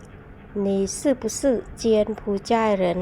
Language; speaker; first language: Chinese; non-native, fluent; Khmer